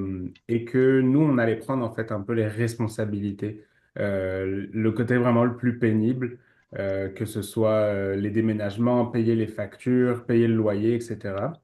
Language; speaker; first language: French; native; French